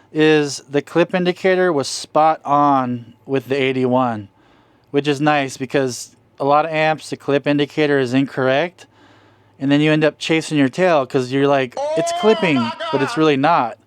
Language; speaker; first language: English; native; English